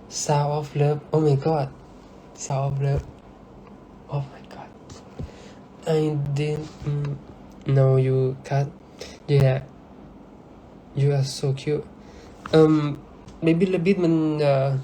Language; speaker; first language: English; non-native, learner; Thai